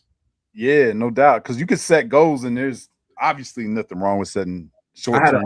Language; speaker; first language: English; native; English